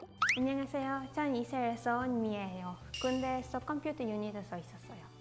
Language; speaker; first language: Korean; non-native, learner; Hebrew